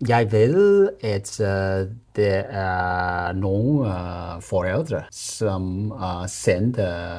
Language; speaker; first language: Danish; non-native, learner; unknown